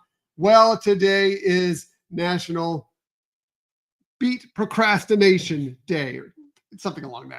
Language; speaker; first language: English; native; English